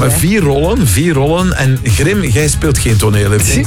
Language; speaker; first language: Dutch; native; Dutch